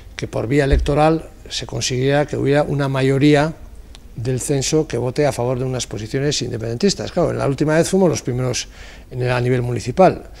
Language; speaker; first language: Spanish; native; Spanish